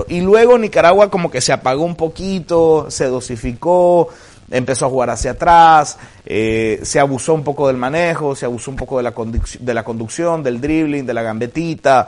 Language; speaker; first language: Spanish; native; Spanish